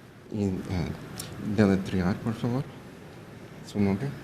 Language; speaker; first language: Spanish; early bilingual, heritage; English